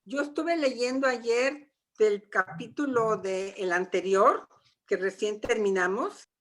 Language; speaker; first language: Spanish; native; Spanish